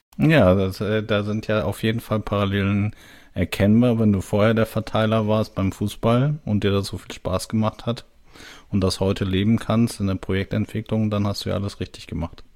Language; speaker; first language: German; native; German